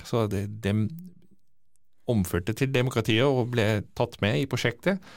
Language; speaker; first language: Norwegian; non-native, fluent; Dutch